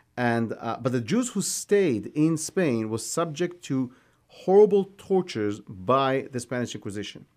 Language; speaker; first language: English; non-native, fluent; Hebrew